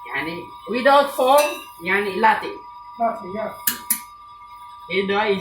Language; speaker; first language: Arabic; non-native, learner; Filipino